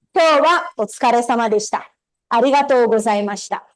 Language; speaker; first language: Japanese; non-native, fluent; Tamil